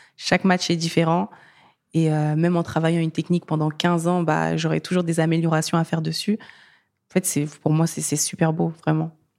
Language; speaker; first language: French; early bilingual, other home language; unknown